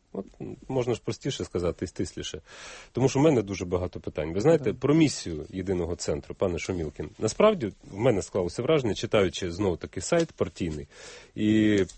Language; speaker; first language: Ukrainian; native; Ukrainian